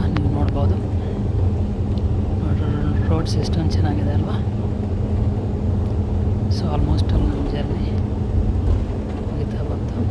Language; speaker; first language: Kannada; non-native, local second language; Telugu